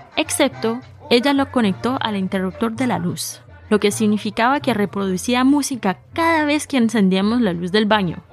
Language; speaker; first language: Spanish; early bilingual, heritage; Spanish